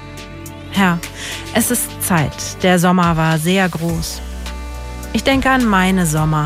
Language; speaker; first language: German; native; German